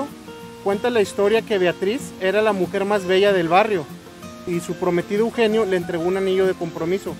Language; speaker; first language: Spanish; native; Spanish